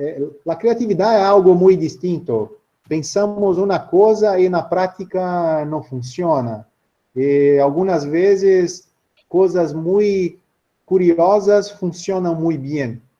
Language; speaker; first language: Spanish; non-native, learner; Portuguese